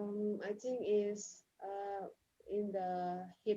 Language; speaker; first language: English; non-native, learner; Indonesian